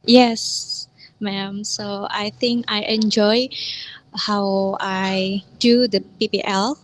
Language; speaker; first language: English; non-native, learner; Indonesian